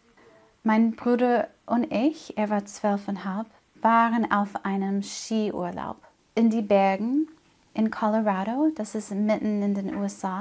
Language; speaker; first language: German; non-native, fluent; English